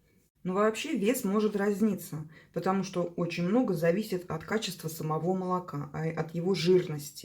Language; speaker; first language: Russian; native; Russian